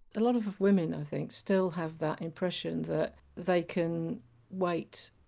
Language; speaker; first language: English; native; English